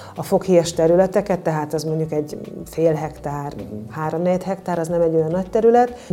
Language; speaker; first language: Hungarian; native; Hungarian